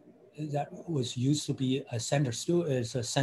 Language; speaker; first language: English; non-native, fluent; Chinese